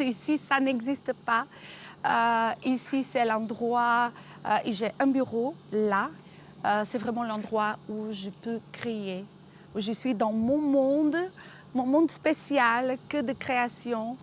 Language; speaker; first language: French; non-native, fluent; Portuguese